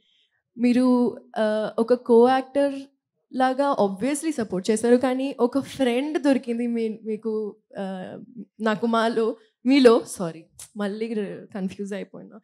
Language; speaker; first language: Telugu; non-native, local second language; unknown